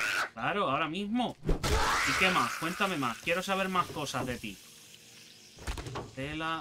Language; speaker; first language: Spanish; native; Spanish